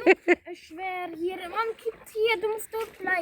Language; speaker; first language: German; early bilingual, other home language; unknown